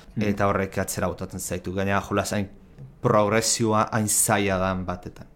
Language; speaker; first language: Basque; native; Basque